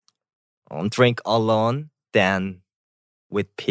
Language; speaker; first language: English; non-native, learner; Korean